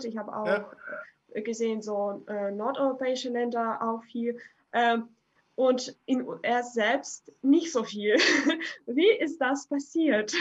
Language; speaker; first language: German; non-native, fluent; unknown